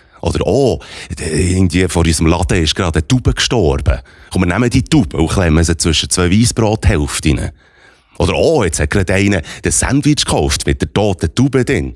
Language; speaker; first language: German; native; German